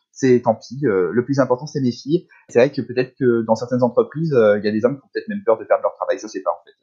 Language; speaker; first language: French; native; French